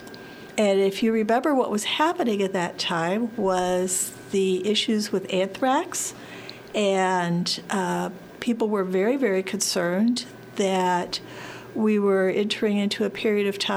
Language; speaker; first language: English; native; English